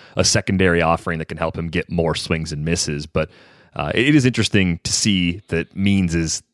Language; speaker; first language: English; native; English